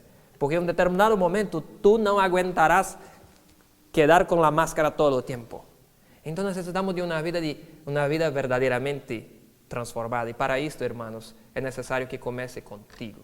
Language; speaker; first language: Spanish; non-native, fluent; Portuguese